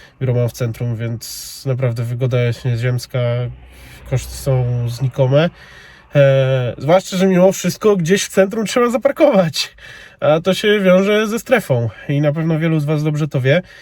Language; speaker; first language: Polish; native; Polish